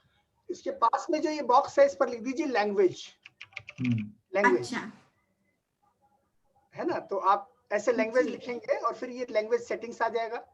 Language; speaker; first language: Hindi; native; Hindi